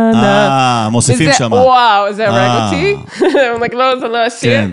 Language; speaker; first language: Hebrew; non-native, fluent; English